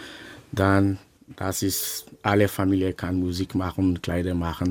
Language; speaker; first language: German; non-native, learner; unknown